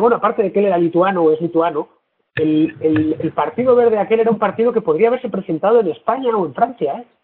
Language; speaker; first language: Spanish; native; Spanish